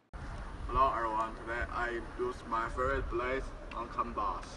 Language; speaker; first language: English; non-native, learner; Chinese